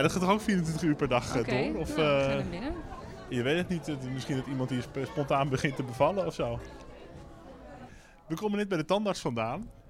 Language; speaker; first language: Dutch; native; Dutch